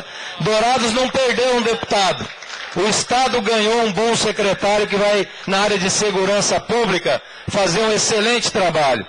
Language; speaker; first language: Portuguese; native; Portuguese